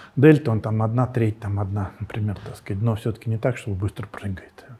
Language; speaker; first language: Russian; native; Russian